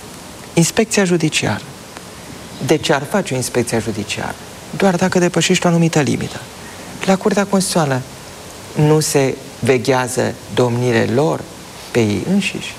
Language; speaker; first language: Romanian; native; Romanian